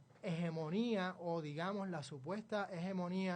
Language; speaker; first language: Spanish; native; Spanish